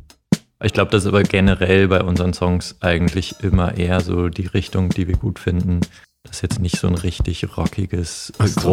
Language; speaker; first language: German; native; German